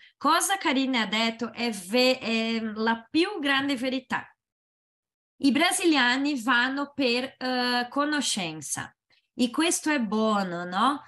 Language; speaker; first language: Italian; non-native, learner; Portuguese